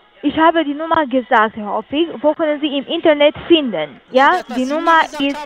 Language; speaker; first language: German; non-native, learner; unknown